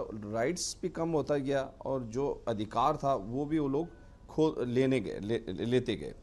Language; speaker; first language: Hindi; non-native, fluent; Punjabi